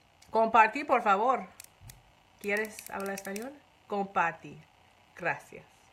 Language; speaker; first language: Spanish; non-native, learner; Persian